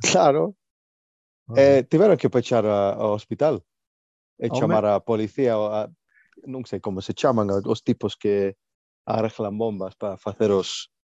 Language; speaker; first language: Galician; non-native, local second language; Spanish